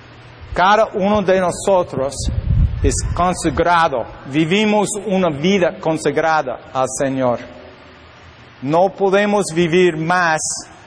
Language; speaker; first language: Spanish; non-native, learner; English